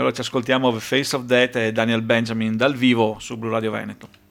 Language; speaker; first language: Italian; native; Italian